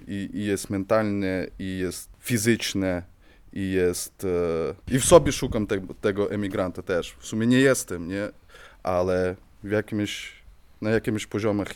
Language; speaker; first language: Polish; non-native, fluent; Ukrainian